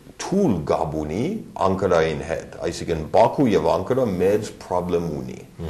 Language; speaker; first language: English; early bilingual, other home language; Armenian